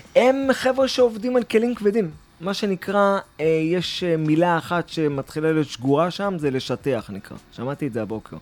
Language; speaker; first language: Hebrew; native; Hebrew